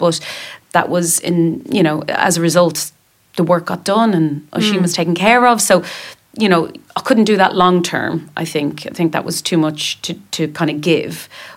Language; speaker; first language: English; native; English